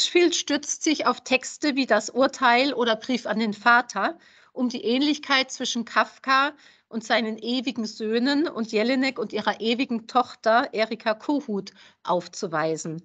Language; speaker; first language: German; native; German